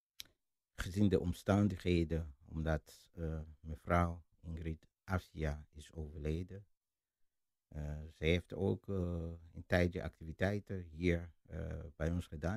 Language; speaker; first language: Dutch; non-native, fluent; Lingala